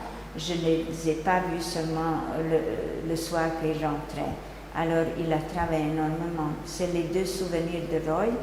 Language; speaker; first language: French; non-native, fluent; Hungarian